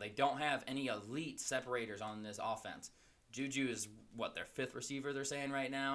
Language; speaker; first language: English; native; English